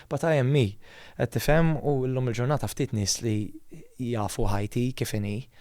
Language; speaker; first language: Maltese; native; Maltese